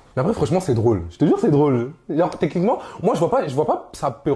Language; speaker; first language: French; native; French